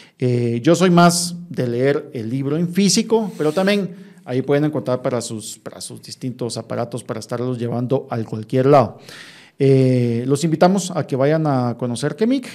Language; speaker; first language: Spanish; native; Spanish